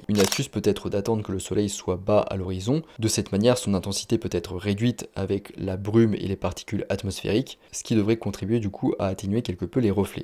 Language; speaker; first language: French; native; French